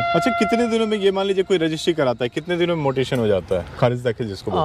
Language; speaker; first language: Hindi; native; Hindi